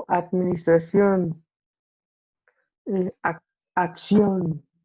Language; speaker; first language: Spanish; non-native, learner; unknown